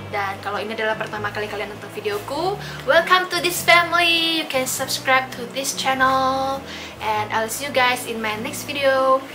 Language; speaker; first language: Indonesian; non-native, local second language; Min Nan Chinese